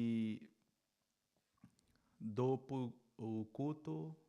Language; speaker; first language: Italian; non-native, learner; Portuguese